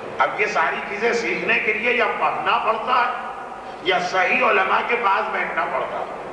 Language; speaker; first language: Urdu; native; Urdu